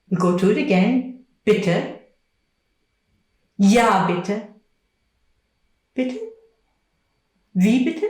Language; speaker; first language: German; non-native, fluent; English